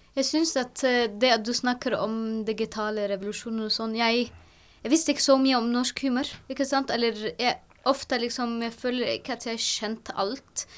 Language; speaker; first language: Norwegian; non-native, fluent; Arabic